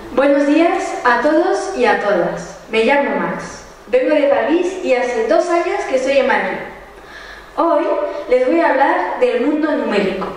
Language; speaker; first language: Spanish; non-native, fluent; French